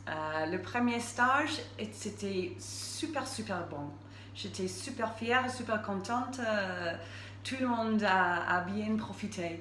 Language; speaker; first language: French; non-native, fluent; English